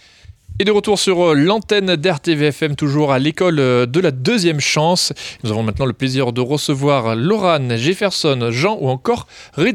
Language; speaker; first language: French; native; French